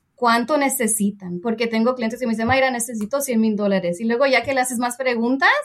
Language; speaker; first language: Spanish; early bilingual, heritage; Spanish